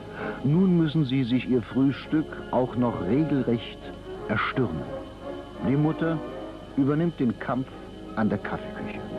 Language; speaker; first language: German; native; German